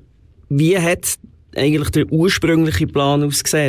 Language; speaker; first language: German; native; German